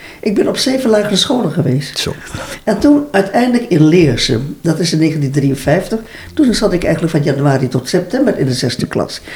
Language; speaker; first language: Dutch; early bilingual, other home language; Malay